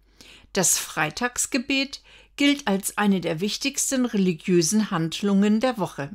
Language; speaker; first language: German; native; German